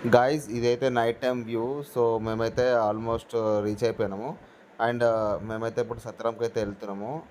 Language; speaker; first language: Telugu; non-native, local second language; Kannada